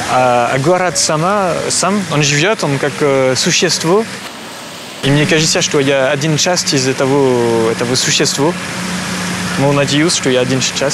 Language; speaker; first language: Russian; non-native, fluent; French